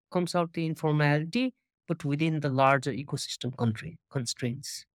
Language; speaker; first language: English; non-native, local second language; Nepali